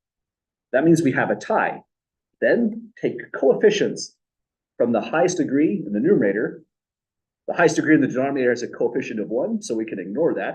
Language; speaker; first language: English; native; English